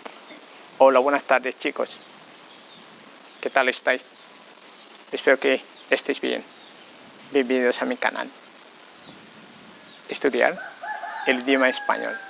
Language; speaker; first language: Spanish; non-native, fluent; Indonesian